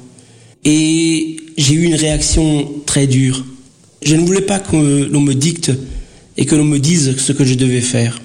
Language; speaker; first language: French; early bilingual, other home language; Portuguese